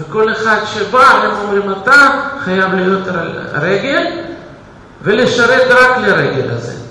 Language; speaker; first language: Hebrew; non-native, fluent; Russian